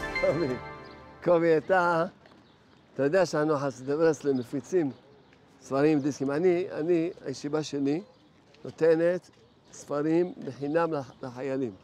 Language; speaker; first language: Hebrew; early bilingual, other home language; Arabic